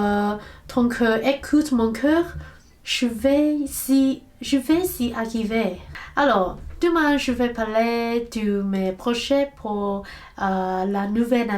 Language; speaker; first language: French; non-native, learner; Cantonese